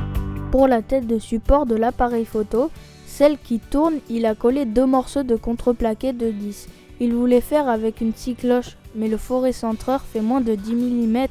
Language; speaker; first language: French; native; French